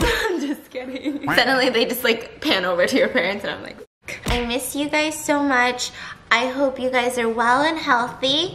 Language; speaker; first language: English; native; English